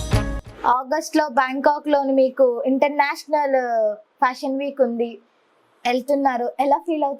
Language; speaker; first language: Telugu; native; Telugu